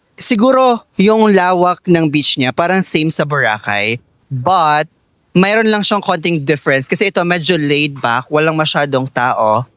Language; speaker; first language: Filipino; native; Filipino